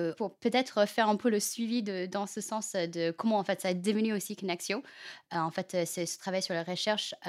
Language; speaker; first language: French; non-native, fluent; Chinese